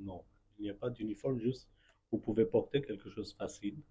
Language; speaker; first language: French; non-native, fluent; Bangla